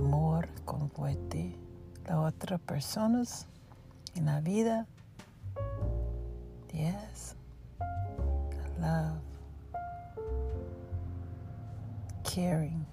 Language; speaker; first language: Spanish; non-native, learner; English